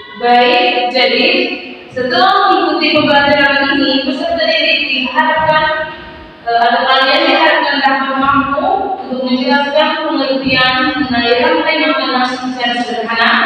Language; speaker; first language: Indonesian; native; Indonesian